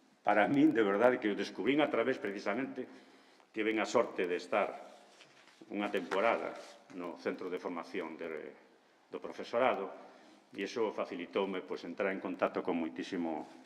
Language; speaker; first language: Galician; non-native, local second language; Spanish